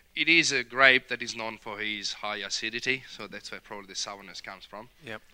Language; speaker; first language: English; non-native, fluent; Italian